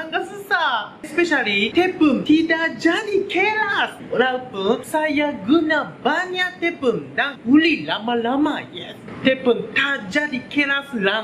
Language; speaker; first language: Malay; non-native, learner; Japanese